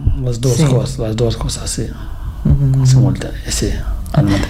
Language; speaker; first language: Catalan; non-native, fluent; Fula